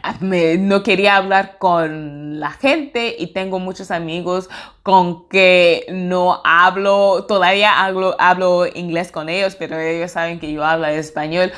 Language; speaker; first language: Spanish; non-native, fluent; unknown